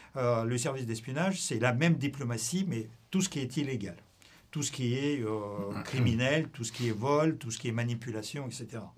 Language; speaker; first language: French; non-native, fluent; Russian